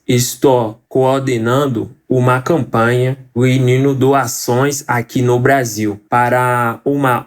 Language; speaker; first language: Portuguese; non-native, fluent; Haitian Creole